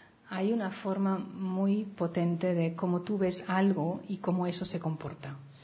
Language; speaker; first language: Spanish; native; Spanish